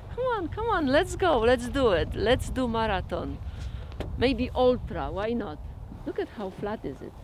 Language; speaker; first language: English; non-native, fluent; Polish